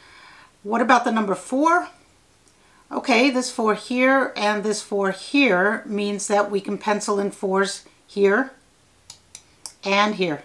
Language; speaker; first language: English; native; English